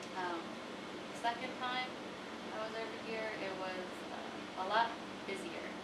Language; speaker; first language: English; native; English